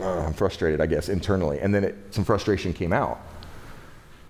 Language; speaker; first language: English; native; English